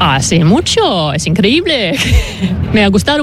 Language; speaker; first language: Spanish; non-native, learner; English